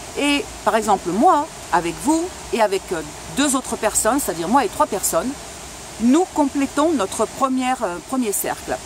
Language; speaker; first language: French; non-native, local second language; Spanish